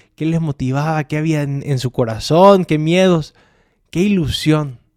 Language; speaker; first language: Spanish; native; Spanish